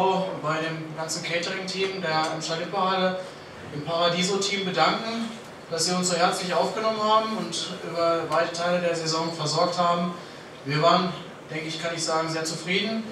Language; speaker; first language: German; native; German